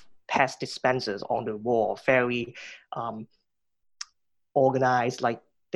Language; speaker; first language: English; non-native, local second language; Cantonese